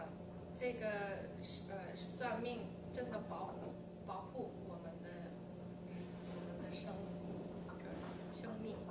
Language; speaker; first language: Chinese; early bilingual, heritage; English